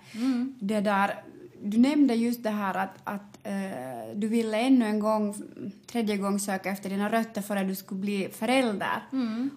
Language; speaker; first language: Swedish; native; Swedish